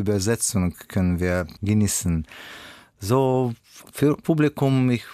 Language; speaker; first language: German; non-native, learner; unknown